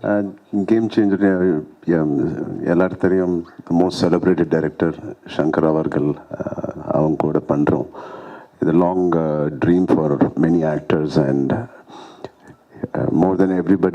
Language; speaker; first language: Tamil; non-native, local second language; Telugu